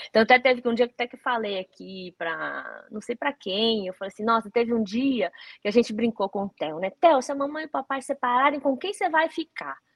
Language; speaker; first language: Portuguese; early bilingual, other home language; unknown